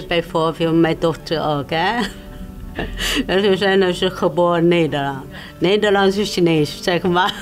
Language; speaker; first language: Dutch; non-native, local second language; Chinese